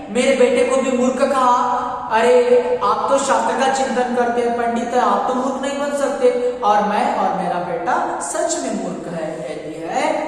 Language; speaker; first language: Hindi; non-native, local second language; Kannada